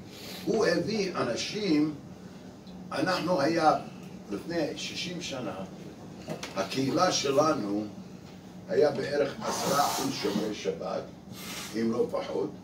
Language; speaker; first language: Hebrew; non-native, fluent; English